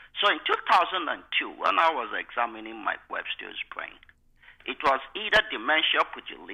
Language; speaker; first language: English; non-native, local second language; Igbo